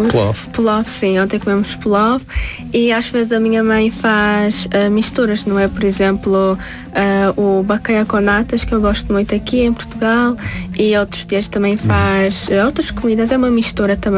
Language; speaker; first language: Portuguese; early bilingual, other home language; Tajik